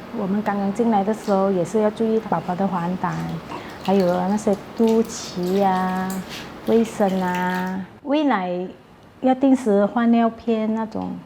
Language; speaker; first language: Chinese; native; Chinese